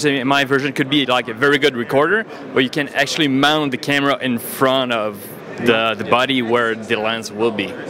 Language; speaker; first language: English; non-native, fluent; French